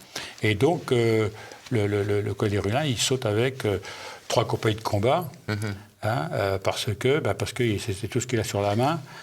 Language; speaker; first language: French; native; French